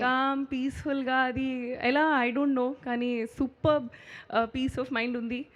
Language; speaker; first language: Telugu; non-native, local second language; Hindi